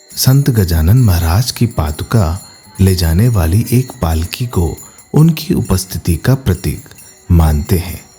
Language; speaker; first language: Hindi; native; Hindi